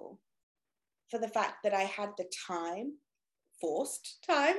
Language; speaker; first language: English; native; English